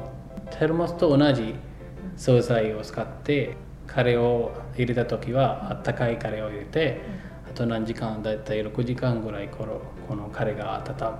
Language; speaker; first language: Japanese; non-native, fluent; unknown